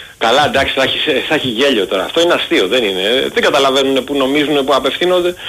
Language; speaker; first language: Greek; native; Greek